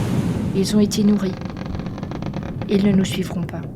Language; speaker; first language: French; native; French